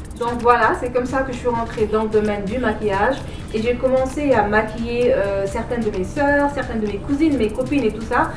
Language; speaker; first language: French; non-native, local second language; Wolof